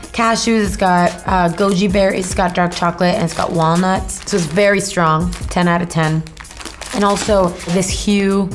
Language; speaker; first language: English; native; English